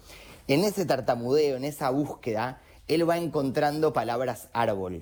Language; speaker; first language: Spanish; native; Spanish